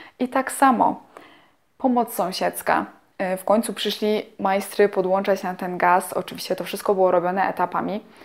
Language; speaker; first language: Polish; native; Polish